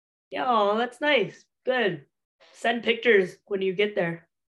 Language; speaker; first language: English; early bilingual, other home language; Chinese